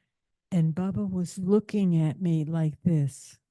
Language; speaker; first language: English; native; English